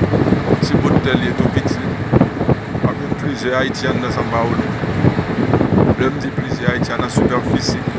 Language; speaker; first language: French; non-native, learner; Haitian Creole